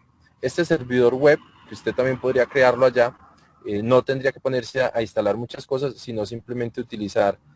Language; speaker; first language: Spanish; native; Spanish